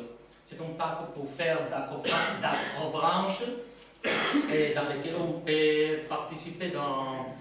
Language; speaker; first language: French; non-native, learner; Spanish